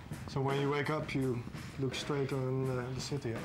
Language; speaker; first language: English; non-native, fluent; Dutch